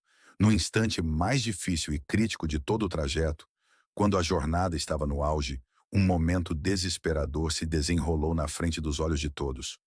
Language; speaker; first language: Portuguese; native; Portuguese